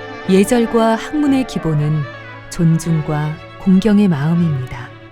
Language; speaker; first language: Korean; native; Korean